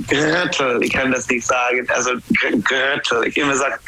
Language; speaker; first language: German; non-native, learner; English